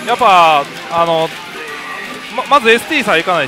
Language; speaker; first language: Japanese; native; Japanese